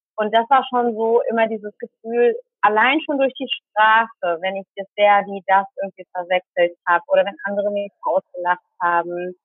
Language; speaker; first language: German; early bilingual, other home language; Tamil